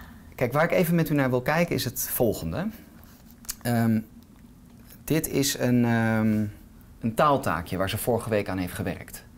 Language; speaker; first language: Dutch; native; Dutch